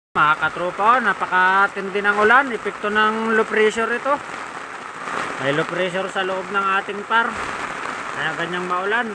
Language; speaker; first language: Filipino; native; Filipino